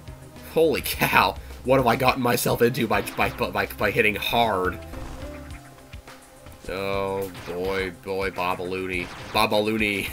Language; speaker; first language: English; native; English